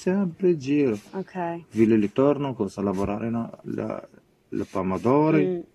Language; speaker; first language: Italian; non-native, learner; Arabic